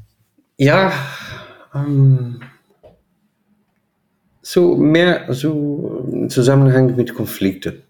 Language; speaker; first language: German; non-native, fluent; Portuguese